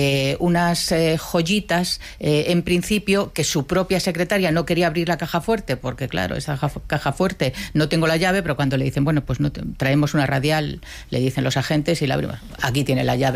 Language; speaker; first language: Spanish; native; Spanish